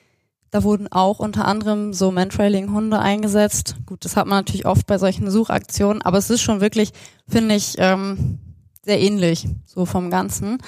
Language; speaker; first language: German; native; German